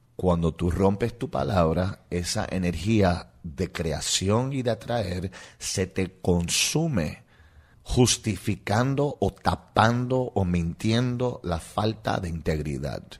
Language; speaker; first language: Spanish; non-native, local second language; English